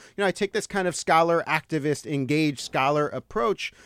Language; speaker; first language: English; native; English